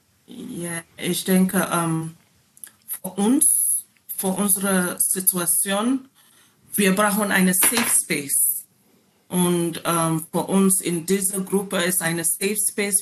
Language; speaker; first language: German; non-native, learner; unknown